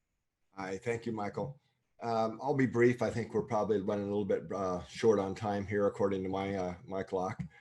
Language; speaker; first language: English; native; English